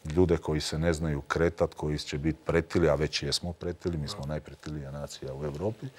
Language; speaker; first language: Croatian; native; Croatian